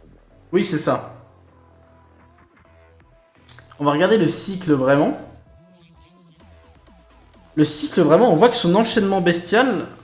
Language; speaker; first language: French; native; French